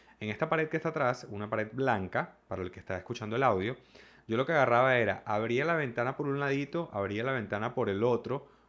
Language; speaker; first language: Spanish; native; Spanish